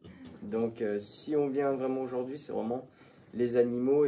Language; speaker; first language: French; native; French